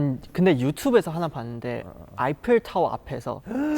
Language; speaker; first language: Korean; non-native, fluent; Chinese